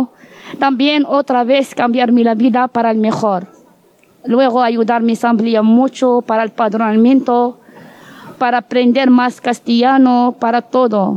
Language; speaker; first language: Spanish; non-native, learner; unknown